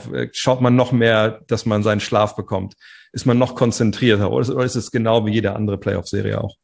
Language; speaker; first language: German; native; German